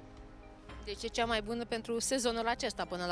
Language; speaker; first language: Romanian; native; Romanian